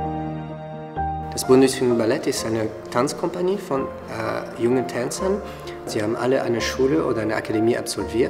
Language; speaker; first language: German; non-native, fluent; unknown